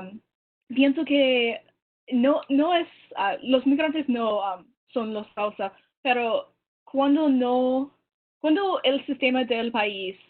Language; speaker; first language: Spanish; non-native, learner; English